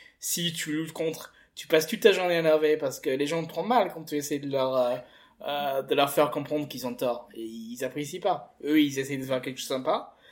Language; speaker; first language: French; early bilingual, heritage; French